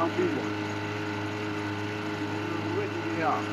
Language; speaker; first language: English; non-native, learner; Arabic